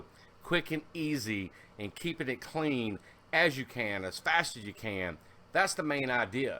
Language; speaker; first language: English; native; English